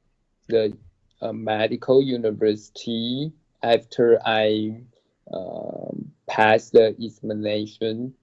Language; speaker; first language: English; non-native, learner; Chinese